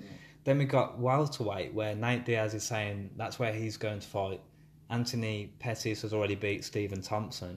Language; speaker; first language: English; native; English